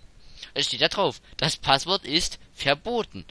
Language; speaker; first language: German; native; German